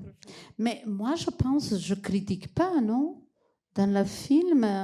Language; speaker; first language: French; non-native, fluent; Macedonian